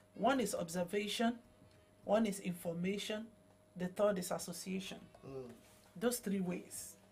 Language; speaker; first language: English; non-native, local second language; Yoruba